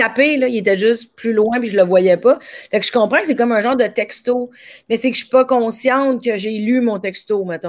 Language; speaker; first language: French; native; French